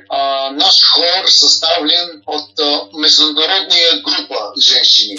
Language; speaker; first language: Russian; non-native, learner; Bulgarian